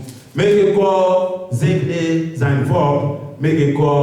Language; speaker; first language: German; non-native, learner; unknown